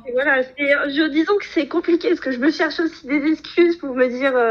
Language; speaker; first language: French; native; French